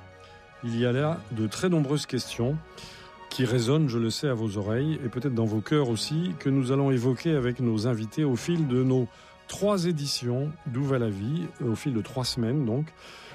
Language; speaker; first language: French; native; French